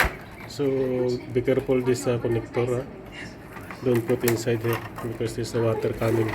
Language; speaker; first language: English; non-native, learner; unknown